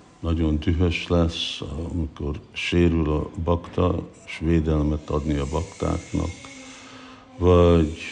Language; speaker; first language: Hungarian; early bilingual, heritage; Hungarian